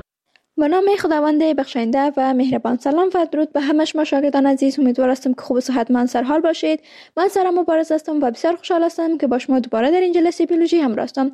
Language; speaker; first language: Persian; native; Persian